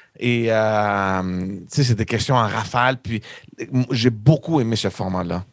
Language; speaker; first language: French; native; French